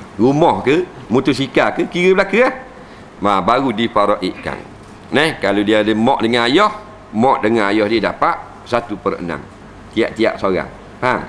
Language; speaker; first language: Malay; native; Malay